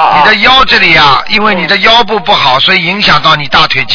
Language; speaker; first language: Chinese; native; Chinese